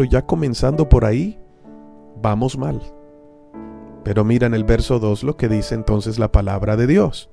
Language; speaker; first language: Spanish; native; Spanish